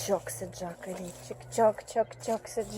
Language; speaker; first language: Turkish; non-native, learner; Russian